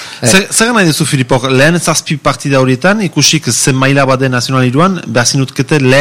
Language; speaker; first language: Basque; native; Basque